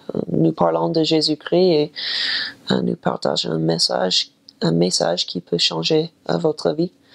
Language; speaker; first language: French; non-native, fluent; English